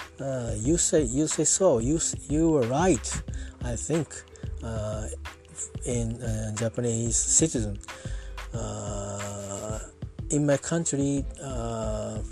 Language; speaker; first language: English; non-native, learner; Japanese